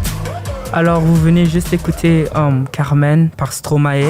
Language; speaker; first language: French; early bilingual, other home language; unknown